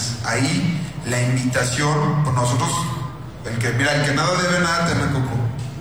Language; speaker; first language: Spanish; native; Spanish